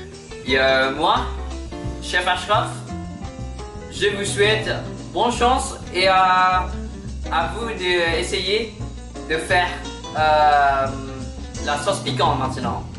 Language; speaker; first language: French; non-native, learner; Malay